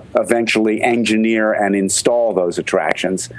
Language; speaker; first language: English; native; English